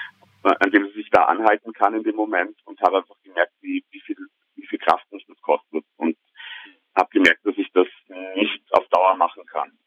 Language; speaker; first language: German; native; German